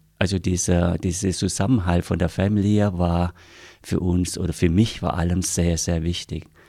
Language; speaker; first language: German; non-native, fluent; Vietnamese